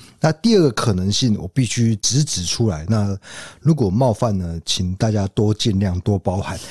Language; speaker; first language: Chinese; native; Chinese